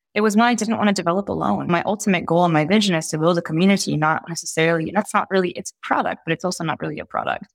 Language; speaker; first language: English; early bilingual, heritage; Italian